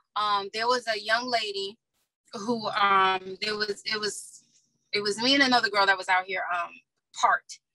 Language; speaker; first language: English; native; English